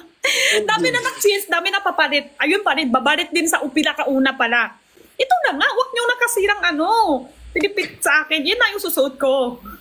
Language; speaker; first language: Filipino; non-native, learner; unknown